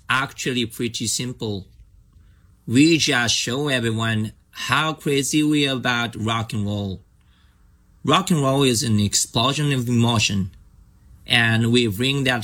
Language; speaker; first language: English; non-native, learner; Japanese